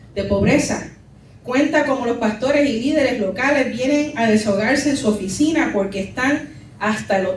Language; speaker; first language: Spanish; early bilingual, heritage; Spanish